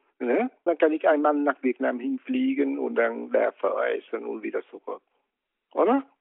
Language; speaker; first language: German; non-native, fluent; Vietnamese